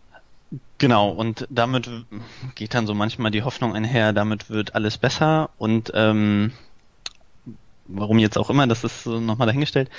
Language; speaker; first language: German; native; German